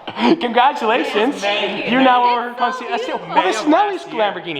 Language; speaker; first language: English; native; English